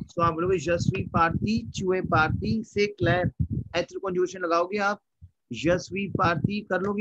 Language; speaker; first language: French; non-native, fluent; Hindi